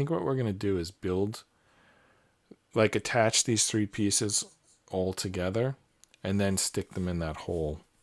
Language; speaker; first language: English; native; English